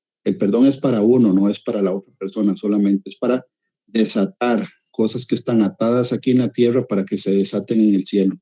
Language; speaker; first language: Spanish; native; Spanish